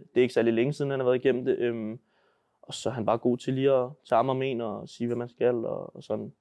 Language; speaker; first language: Danish; native; Danish